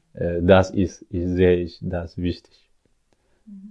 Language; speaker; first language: German; non-native, learner; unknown